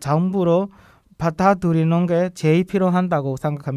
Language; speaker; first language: Korean; non-native, learner; Burmese